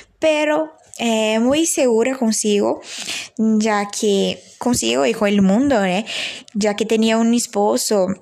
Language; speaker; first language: Spanish; non-native, learner; Portuguese